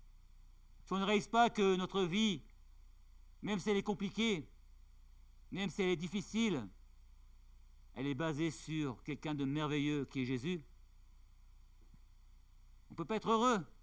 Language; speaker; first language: French; native; French